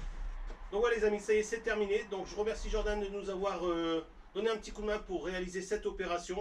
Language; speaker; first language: French; native; French